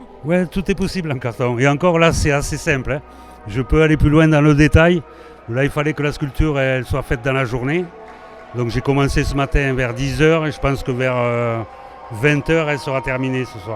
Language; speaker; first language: French; native; French